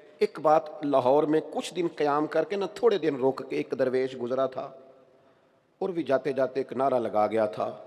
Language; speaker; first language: Urdu; non-native, local second language; Punjabi